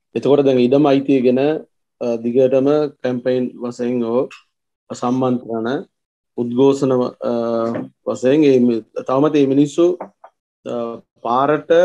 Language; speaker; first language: Sinhala; non-native, local second language; Tamil